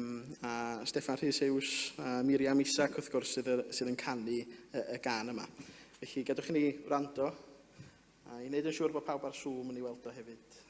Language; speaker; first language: Welsh; native; Welsh